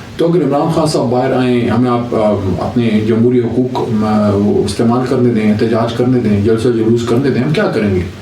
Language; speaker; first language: Urdu; non-native, local second language; Pashto